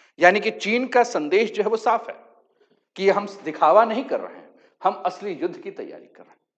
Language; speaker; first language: Hindi; native; Hindi